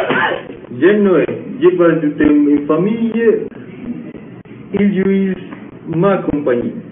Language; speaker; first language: French; non-native, learner; Spanish